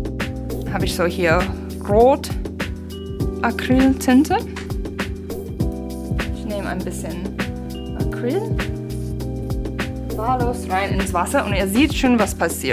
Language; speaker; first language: German; non-native, fluent; English